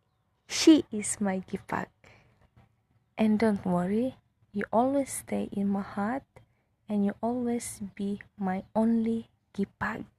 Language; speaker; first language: English; non-native, local second language; Malay